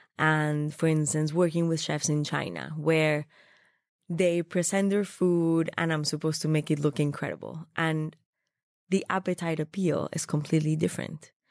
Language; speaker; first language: English; non-native, fluent; Spanish